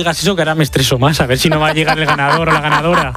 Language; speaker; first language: Spanish; native; Spanish